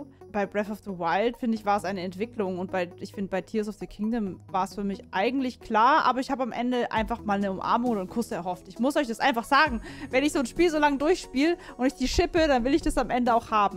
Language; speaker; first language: German; native; German